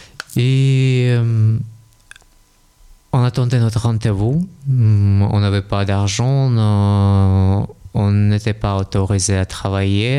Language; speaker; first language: French; non-native, learner; Russian